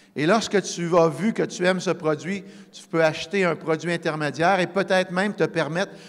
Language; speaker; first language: French; native; French